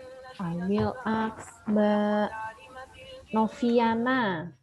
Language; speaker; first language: English; non-native, fluent; Indonesian